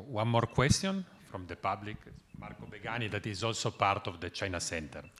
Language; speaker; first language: English; non-native, fluent; Italian